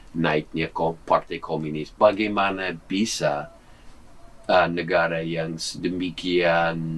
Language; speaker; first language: Indonesian; non-native, fluent; English